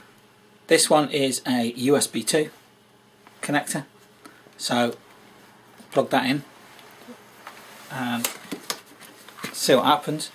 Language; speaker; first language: English; native; English